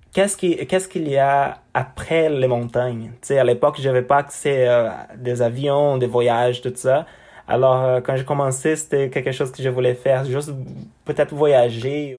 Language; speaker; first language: French; non-native, fluent; Portuguese